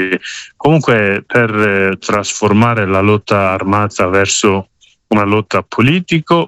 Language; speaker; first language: Italian; non-native, learner; Kurdish